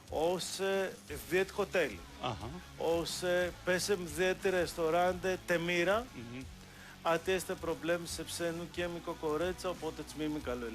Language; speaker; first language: Albanian; non-native, learner; Greek